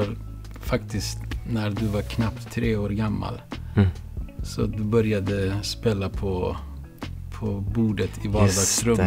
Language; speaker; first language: Swedish; non-native, fluent; Baluchi